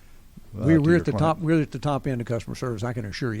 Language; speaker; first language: English; native; English